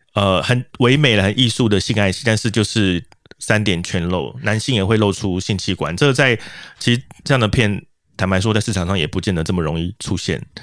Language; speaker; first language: Chinese; native; Chinese